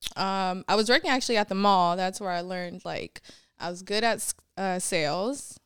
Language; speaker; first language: English; native; English